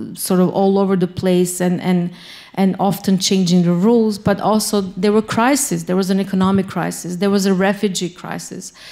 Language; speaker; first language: English; non-native, fluent; Bosnian